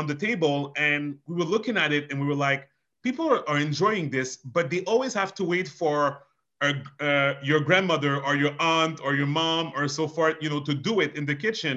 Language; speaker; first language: English; non-native, fluent; French